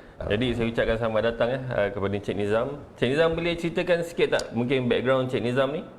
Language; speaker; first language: Malay; native; Malay